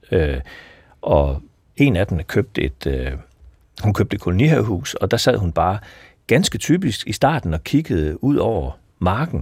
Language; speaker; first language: Danish; native; Danish